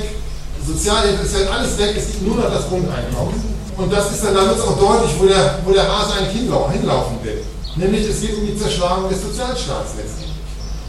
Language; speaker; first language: German; native; German